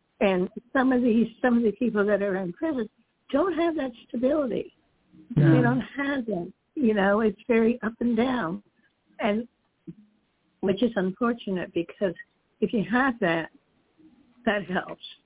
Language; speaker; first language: English; early bilingual, other home language; Dutch